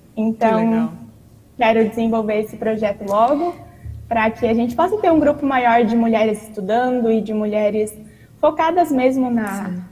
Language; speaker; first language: Portuguese; native; Portuguese